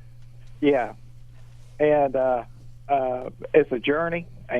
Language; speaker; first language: English; native; English